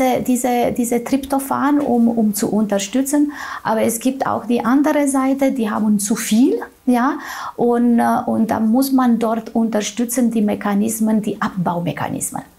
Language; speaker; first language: German; non-native, fluent; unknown